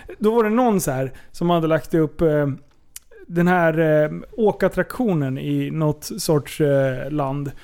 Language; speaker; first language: Swedish; native; Swedish